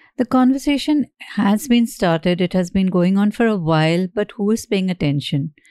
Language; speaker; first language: English; non-native, local second language; Hindi